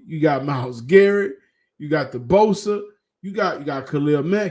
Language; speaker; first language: English; native; English